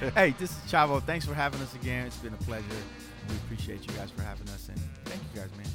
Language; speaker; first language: English; early bilingual, other home language; Spanish